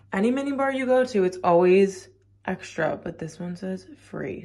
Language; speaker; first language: English; native; English